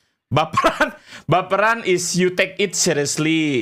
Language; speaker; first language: English; non-native, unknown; Indonesian